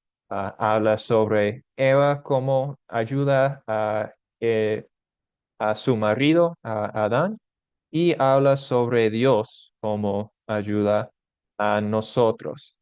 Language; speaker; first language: Spanish; non-native, fluent; English